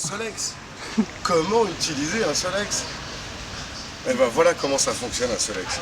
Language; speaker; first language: French; native; French